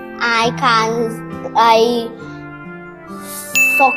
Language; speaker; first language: English; non-native, learner; Vietnamese